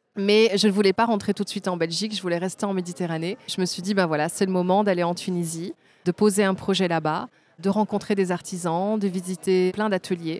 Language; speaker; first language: French; native; French